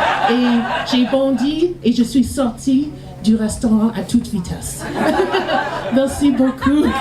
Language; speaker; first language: French; non-native, learner; English